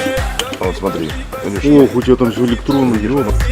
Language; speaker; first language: Russian; native; Russian